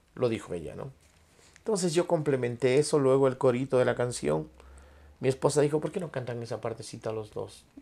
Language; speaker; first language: Spanish; native; Spanish